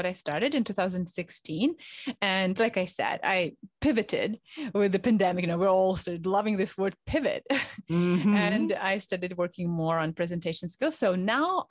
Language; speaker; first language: English; non-native, fluent; Ukrainian